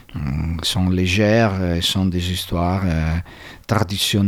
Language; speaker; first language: French; non-native, fluent; Italian